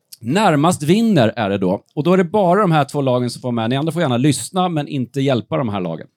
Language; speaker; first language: Swedish; native; Swedish